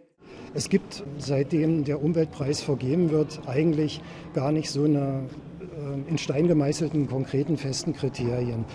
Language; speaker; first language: German; native; German